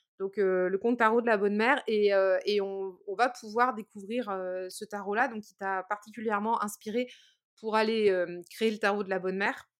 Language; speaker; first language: French; native; French